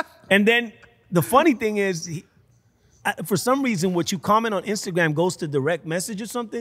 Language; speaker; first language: English; early bilingual, other home language; Spanish